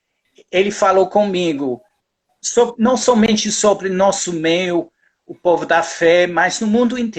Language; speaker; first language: Portuguese; non-native, fluent; English